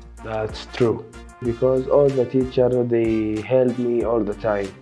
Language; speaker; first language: English; non-native, learner; Arabic